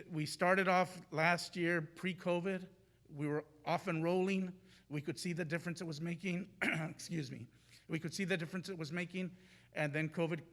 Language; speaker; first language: English; native; English